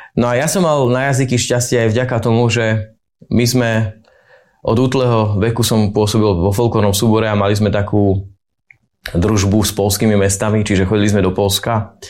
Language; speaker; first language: Slovak; native; Slovak